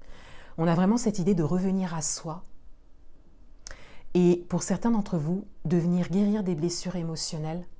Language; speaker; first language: French; native; French